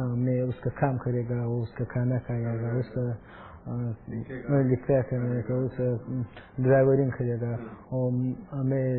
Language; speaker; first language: Hindi; non-native, learner; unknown